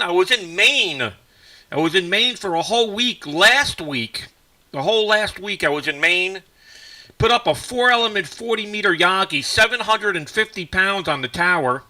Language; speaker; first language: English; native; English